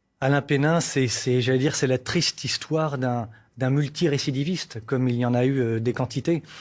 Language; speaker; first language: French; native; French